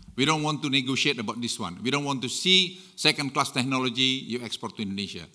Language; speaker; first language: English; non-native, fluent; Indonesian